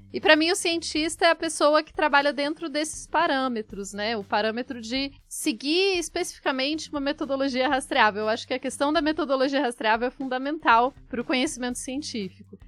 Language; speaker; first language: Portuguese; native; Portuguese